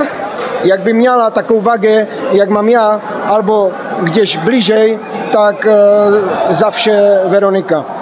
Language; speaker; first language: Polish; non-native, learner; Czech